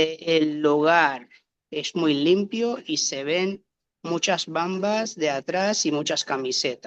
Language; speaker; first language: Spanish; non-native, learner; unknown